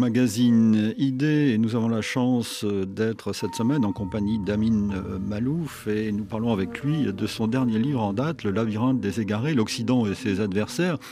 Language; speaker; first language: French; native; French